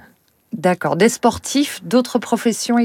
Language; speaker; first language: French; native; French